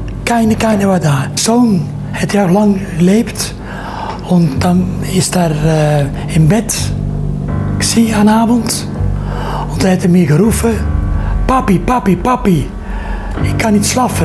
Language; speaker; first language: German; non-native, learner; Dutch